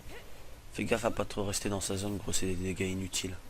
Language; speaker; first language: French; native; French